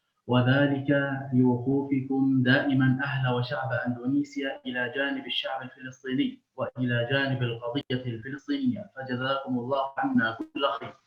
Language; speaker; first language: Arabic; native; Arabic